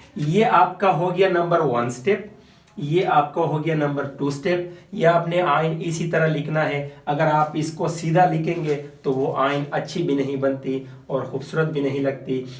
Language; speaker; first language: Urdu; non-native, local second language; Pashto